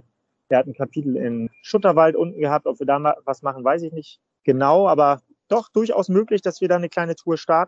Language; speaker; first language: German; native; German